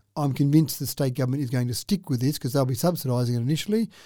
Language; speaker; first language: English; native; English